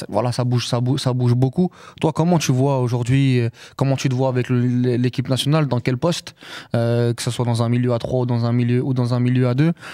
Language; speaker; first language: French; native; French